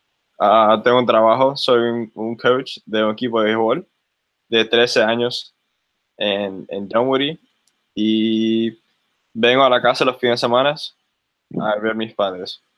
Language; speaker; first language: Spanish; early bilingual, other home language; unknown